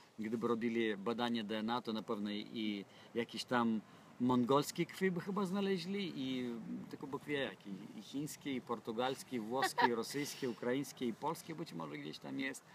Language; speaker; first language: Polish; non-native, fluent; Russian